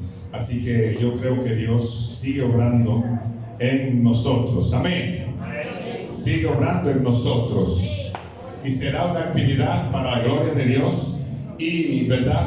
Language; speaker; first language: Spanish; native; Spanish